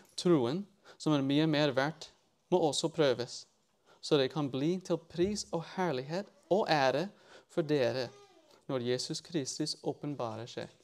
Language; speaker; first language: Norwegian; non-native, fluent; English